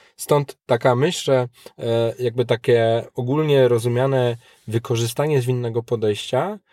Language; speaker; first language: Polish; native; Polish